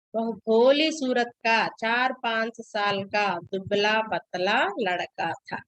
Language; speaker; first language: Hindi; non-native, local second language; Telugu